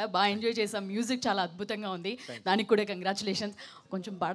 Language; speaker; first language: Telugu; native; Telugu